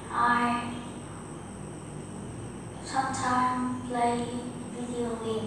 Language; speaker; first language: English; non-native, learner; Vietnamese